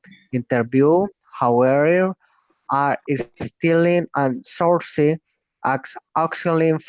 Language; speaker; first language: English; non-native, learner; Spanish